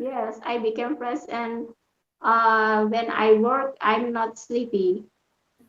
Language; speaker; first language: English; non-native, learner; Indonesian